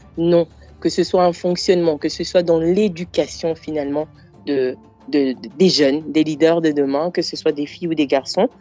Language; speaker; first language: French; native; French